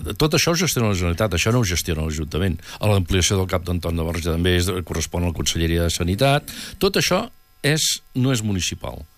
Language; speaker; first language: Catalan; native; Catalan